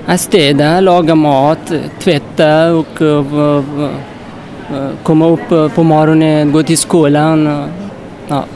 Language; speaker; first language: Swedish; non-native, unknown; Persian